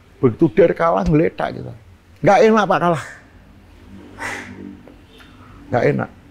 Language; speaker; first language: Indonesian; non-native, local second language; Javanese